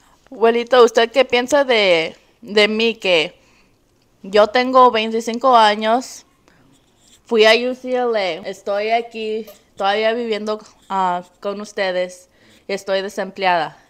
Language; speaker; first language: Spanish; early bilingual, heritage; Spanish